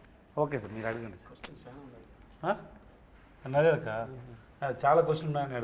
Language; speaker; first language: Telugu; non-native, learner; Tamil